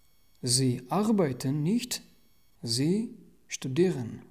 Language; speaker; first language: German; non-native, learner; Tajik